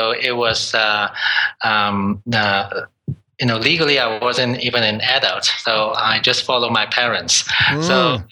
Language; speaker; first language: English; non-native, local second language; Cantonese